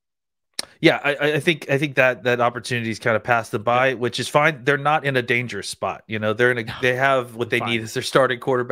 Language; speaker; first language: English; native; English